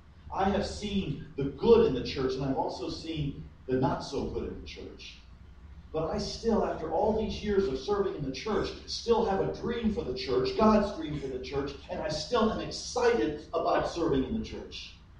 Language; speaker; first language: English; native; English